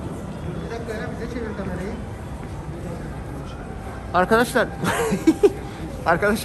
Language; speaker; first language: Turkish; native; Turkish